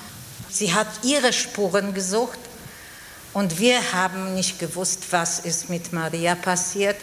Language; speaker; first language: German; non-native, fluent; Polish